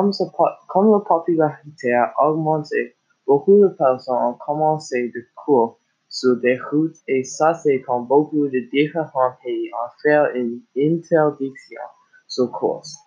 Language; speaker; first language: French; non-native, learner; English